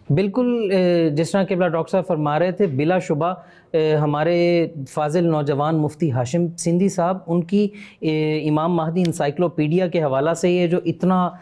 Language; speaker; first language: Urdu; native; Urdu